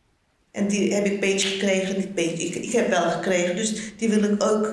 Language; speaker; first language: Dutch; non-native, learner; Turkish